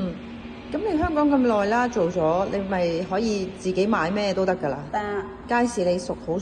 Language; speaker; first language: Cantonese; native; Cantonese